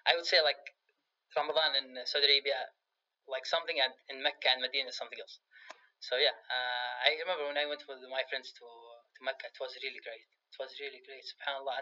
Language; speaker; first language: English; non-native, fluent; Arabic